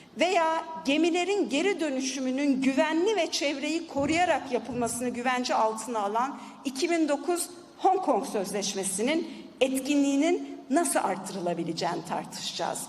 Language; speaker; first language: Turkish; native; Turkish